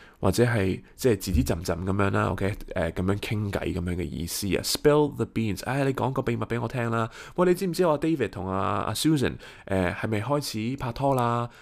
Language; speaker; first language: Cantonese; early bilingual, heritage; Cantonese